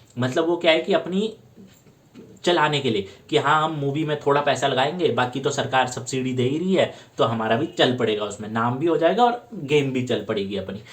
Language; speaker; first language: Hindi; native; Hindi